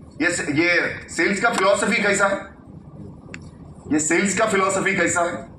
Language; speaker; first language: Hindi; non-native, local second language; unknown